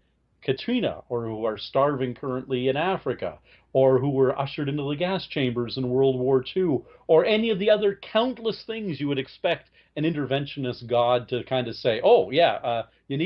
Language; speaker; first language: English; native; English